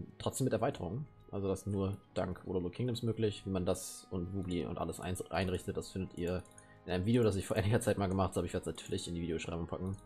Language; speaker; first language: German; native; German